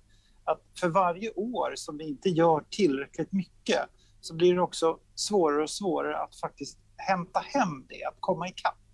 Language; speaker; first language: Swedish; native; Swedish